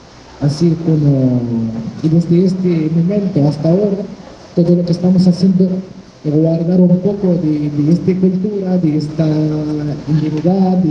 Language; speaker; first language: Spanish; non-native, fluent; Arabic